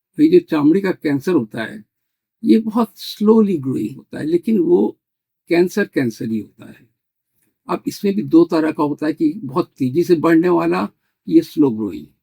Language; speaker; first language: Hindi; native; Hindi